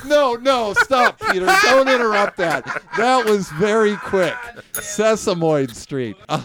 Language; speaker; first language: English; native; English